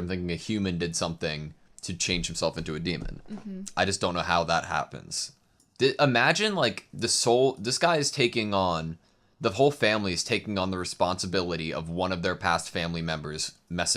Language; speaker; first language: English; native; English